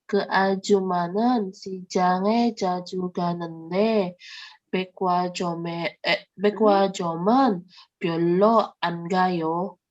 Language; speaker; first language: Korean; non-native, learner; Indonesian